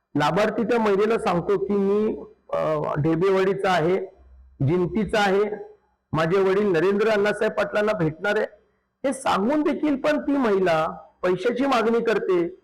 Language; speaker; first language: Marathi; native; Marathi